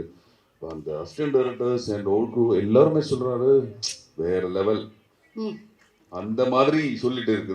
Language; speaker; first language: Tamil; non-native, learner; Malayalam